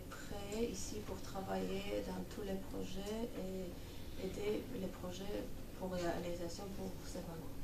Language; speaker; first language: French; non-native, fluent; Armenian